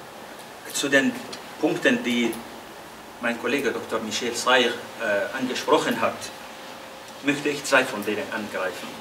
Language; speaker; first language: German; non-native, fluent; Arabic